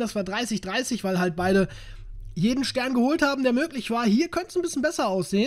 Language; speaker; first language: German; native; German